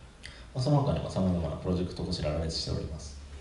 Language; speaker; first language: Japanese; native; Japanese